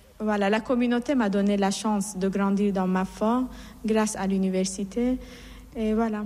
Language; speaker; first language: French; non-native, fluent; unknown